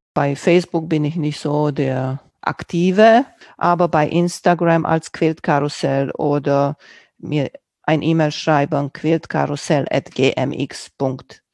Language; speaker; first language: German; non-native, local second language; Romanian